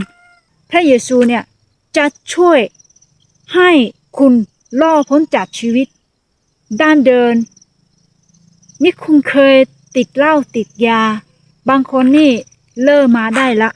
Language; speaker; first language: Thai; non-native, fluent; Akha